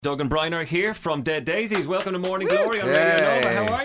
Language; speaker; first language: English; native; English